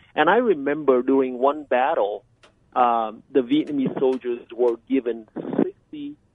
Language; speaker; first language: English; early bilingual, other home language; Vietnamese